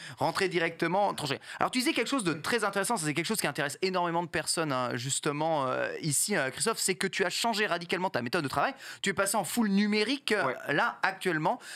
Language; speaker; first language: French; native; French